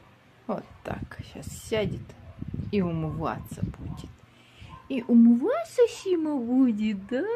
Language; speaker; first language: Russian; native; Russian